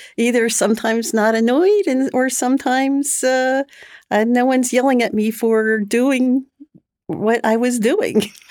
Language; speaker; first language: English; native; English